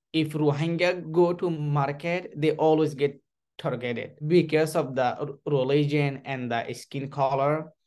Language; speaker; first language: English; non-native, learner; Rohingya